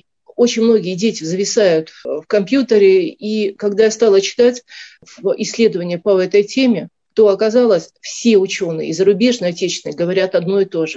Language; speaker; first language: Russian; native; Russian